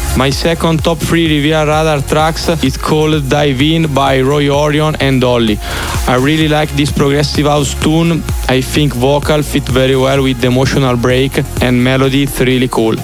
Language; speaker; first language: English; non-native, learner; Italian